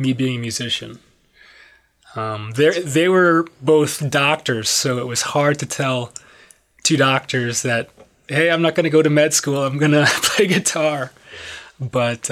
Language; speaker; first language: English; native; English